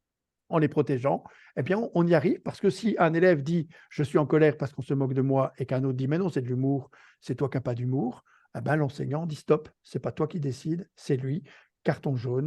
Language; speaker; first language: French; native; French